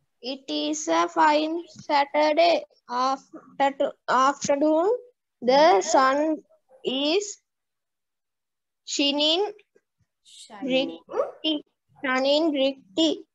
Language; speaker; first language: English; non-native, learner; Sinhala